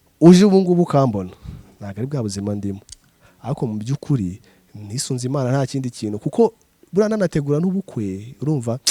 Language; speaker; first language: Kinyarwanda; early bilingual, other home language; Rundi